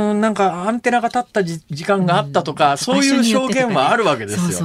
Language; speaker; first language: Japanese; early bilingual, other home language; Chinese